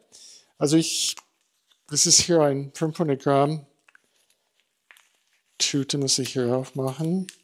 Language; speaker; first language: German; non-native, fluent; English